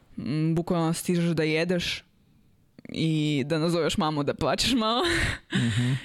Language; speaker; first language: Serbian; non-native, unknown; Russian